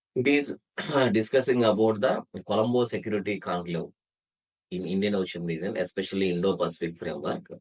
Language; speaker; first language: English; non-native, local second language; Telugu